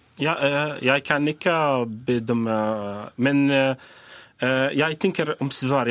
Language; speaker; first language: Norwegian; non-native, learner; Arabic